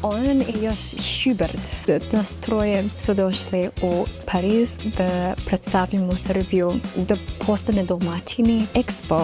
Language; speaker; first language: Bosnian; non-native, fluent; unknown